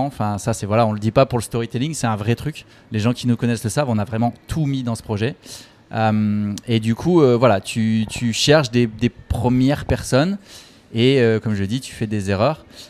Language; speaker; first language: French; native; French